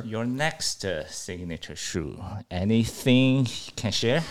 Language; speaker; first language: English; non-native, fluent; Chinese